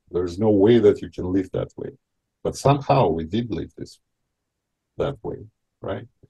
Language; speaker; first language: English; non-native, fluent; Russian